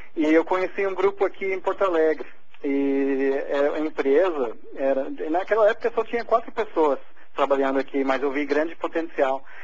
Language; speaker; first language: Portuguese; non-native, fluent; English